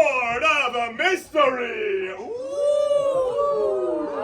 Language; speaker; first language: English; native; English